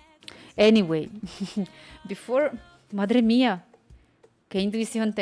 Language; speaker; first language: Spanish; non-native, fluent; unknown